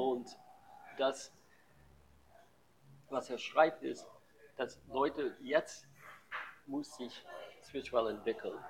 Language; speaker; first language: German; non-native, learner; English